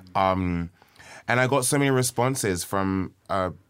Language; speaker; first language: English; early bilingual, other home language; Yoruba